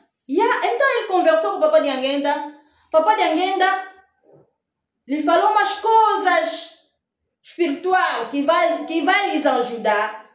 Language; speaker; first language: Portuguese; non-native, fluent; Lingala